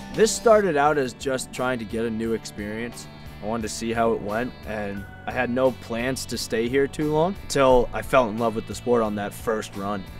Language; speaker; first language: English; native; English